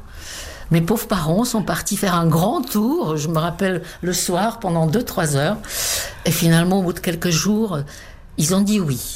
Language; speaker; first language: French; non-native, fluent; Czech